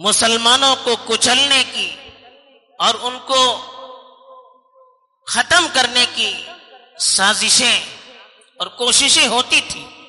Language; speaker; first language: Urdu; native; Urdu